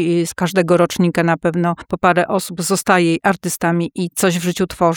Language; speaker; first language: Polish; native; Polish